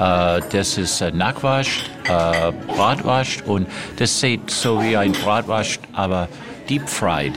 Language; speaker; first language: German; early bilingual, heritage; German